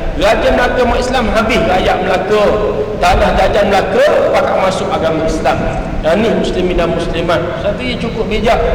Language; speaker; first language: Malay; native; Malay